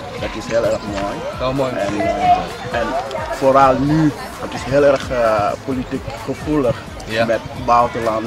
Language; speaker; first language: Dutch; non-native, fluent; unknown